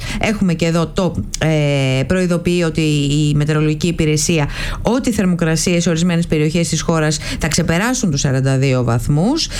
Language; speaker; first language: Greek; native; Greek